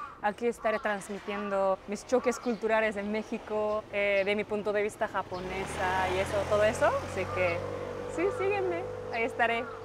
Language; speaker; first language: Spanish; non-native, fluent; Japanese